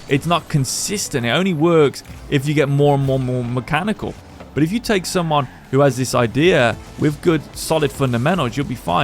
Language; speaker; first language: English; native; English